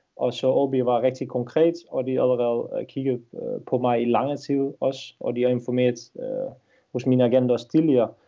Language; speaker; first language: Danish; non-native, fluent; Dutch